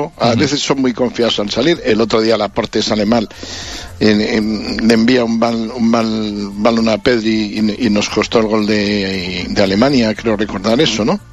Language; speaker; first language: Spanish; native; Spanish